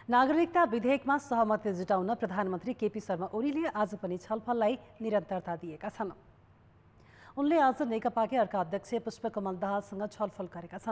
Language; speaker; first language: Nepali; native; Nepali